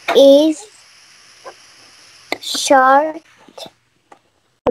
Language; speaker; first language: English; non-native, learner; Arabic